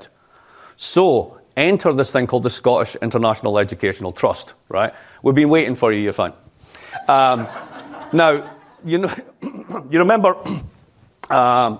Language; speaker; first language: English; native; English